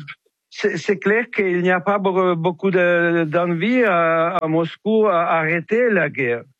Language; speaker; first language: French; non-native, fluent; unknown